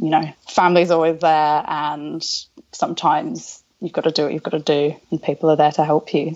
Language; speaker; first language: English; native; English